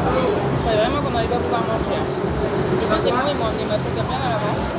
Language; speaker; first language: French; native; French